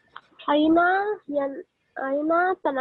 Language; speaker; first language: Arabic; non-native, learner; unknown